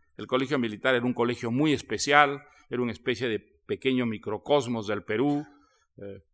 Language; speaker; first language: Spanish; native; Spanish